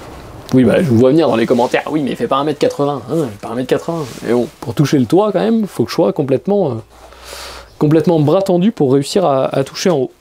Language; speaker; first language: French; native; French